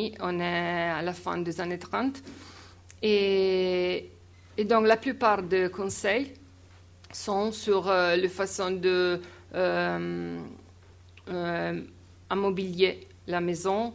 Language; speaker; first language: French; non-native, fluent; Italian